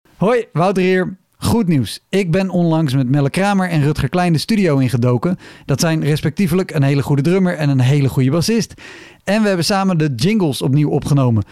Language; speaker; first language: Dutch; native; Dutch